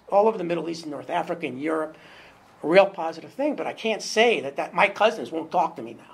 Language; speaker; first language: English; native; English